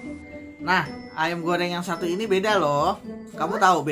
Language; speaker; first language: Indonesian; native; Indonesian